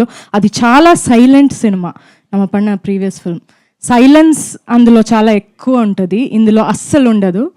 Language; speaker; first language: Telugu; non-native, fluent; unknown